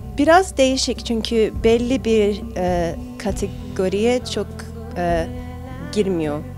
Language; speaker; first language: Turkish; early bilingual, heritage; Turkish